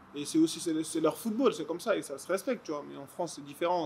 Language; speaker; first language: French; early bilingual, other home language; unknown